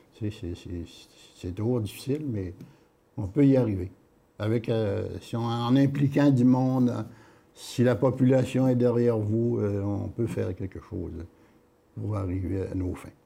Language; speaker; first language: French; native; French